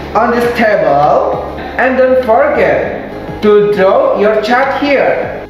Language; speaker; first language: English; non-native, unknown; Indonesian